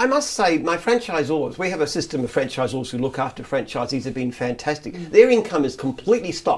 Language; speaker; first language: English; native; English